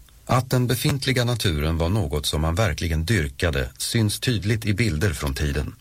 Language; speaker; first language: Swedish; native; Swedish